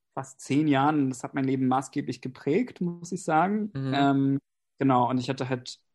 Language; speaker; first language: German; non-native, fluent; English